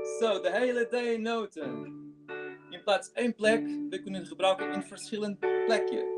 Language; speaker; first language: Dutch; non-native, learner; Portuguese